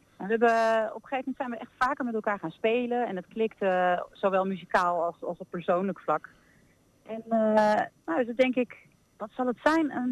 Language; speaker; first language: Dutch; early bilingual, other home language; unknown